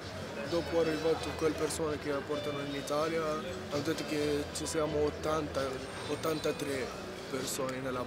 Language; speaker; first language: Italian; non-native, learner; Arabic